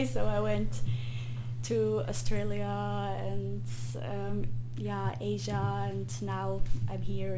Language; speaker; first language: English; non-native, fluent; Swiss German